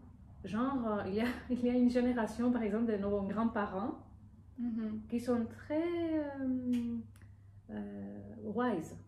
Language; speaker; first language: French; non-native, fluent; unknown